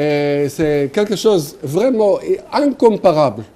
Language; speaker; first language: French; non-native, fluent; Hebrew